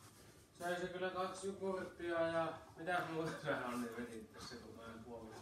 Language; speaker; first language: Finnish; native; Finnish